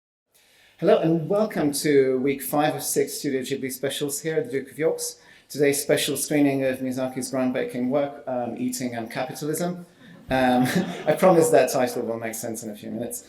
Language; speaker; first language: English; non-native, fluent; Hungarian